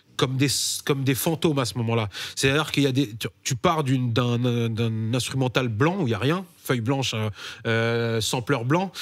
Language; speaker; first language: French; native; French